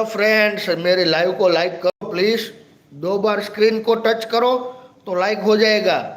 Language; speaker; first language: Hindi; non-native, local second language; Gujarati